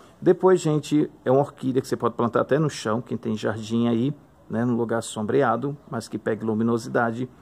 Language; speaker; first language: Portuguese; native; Portuguese